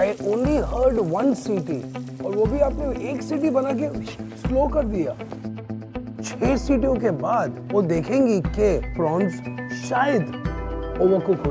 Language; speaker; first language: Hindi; native; Hindi